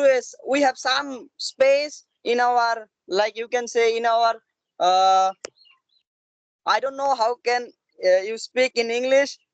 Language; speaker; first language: English; non-native, learner; Assamese